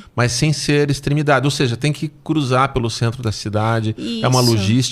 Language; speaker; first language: Portuguese; native; Portuguese